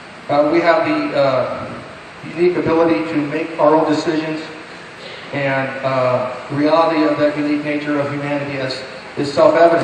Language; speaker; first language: English; native; English